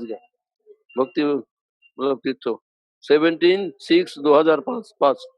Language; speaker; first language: Hindi; non-native, local second language; Bangla